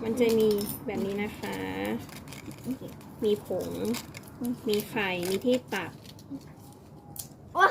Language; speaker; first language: Thai; native; Thai